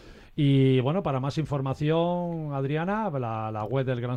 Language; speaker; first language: Spanish; native; Spanish